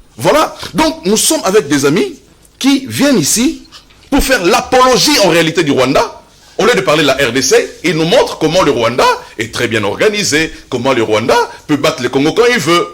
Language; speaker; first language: French; non-native, local second language; Lingala